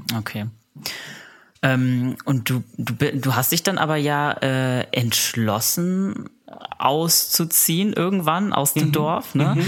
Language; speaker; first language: German; native; German